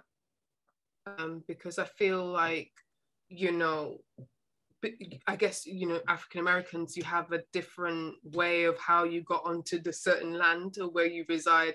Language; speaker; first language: English; native; English